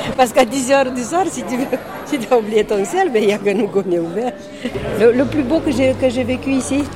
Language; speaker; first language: French; non-native, fluent; Romanian